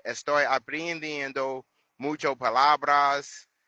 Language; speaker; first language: Spanish; non-native, learner; English